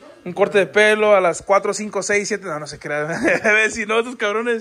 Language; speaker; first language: Spanish; early bilingual, heritage; Spanish